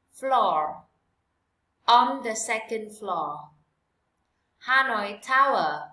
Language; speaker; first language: English; non-native, fluent; Vietnamese